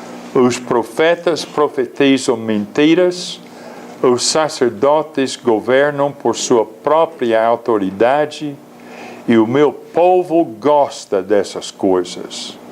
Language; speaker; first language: Portuguese; non-native, fluent; English